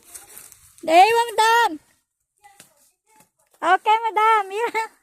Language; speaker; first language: English; non-native, learner; Filipino